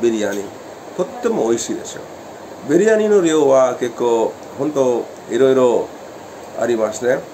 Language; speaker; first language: Japanese; non-native, fluent; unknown